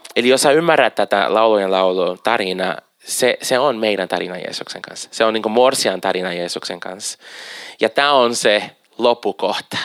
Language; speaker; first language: Finnish; non-native, fluent; Portuguese